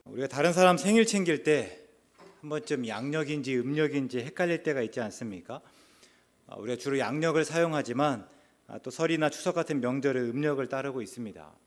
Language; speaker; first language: Korean; native; Korean